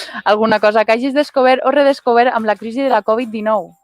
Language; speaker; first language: Catalan; native; Catalan